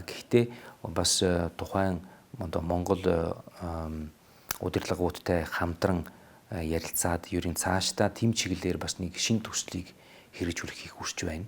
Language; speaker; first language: Mongolian; non-native, fluent; Italian